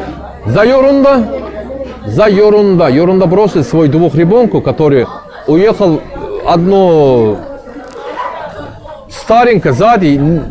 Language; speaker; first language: Russian; non-native, learner; Turkish